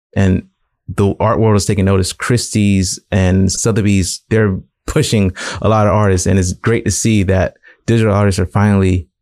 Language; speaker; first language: English; native; English